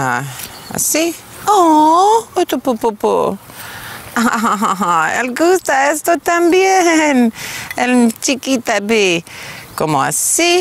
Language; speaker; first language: Spanish; non-native, learner; English